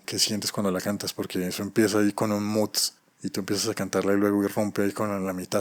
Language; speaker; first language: Spanish; native; Spanish